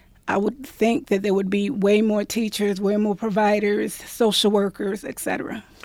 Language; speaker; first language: English; non-native, local second language; Spanish